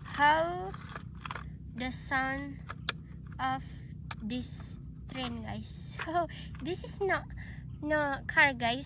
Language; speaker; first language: English; non-native, learner; Indonesian